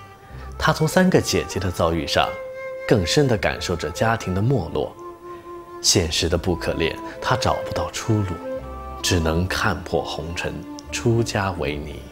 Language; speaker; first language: Chinese; native; Chinese